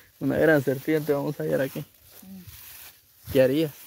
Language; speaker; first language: Spanish; native; Spanish